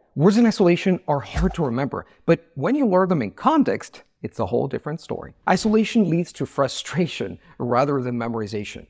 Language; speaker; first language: English; non-native, fluent; Italian